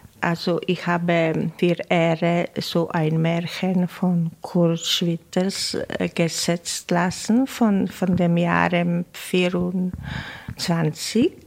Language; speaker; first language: German; non-native, fluent; Czech